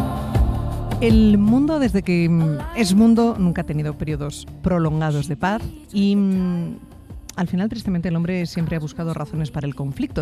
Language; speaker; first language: Spanish; native; Spanish